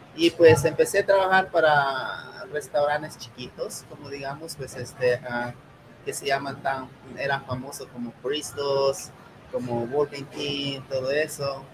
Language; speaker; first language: Spanish; native; Spanish